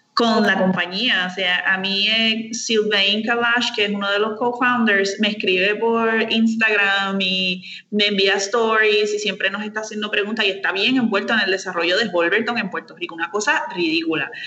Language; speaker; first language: Spanish; native; Spanish